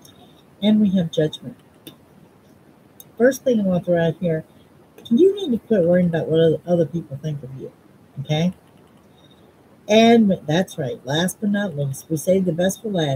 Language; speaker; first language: English; native; English